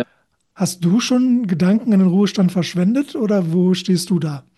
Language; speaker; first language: German; native; German